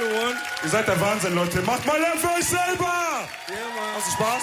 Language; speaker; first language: German; early bilingual, other home language; Wolof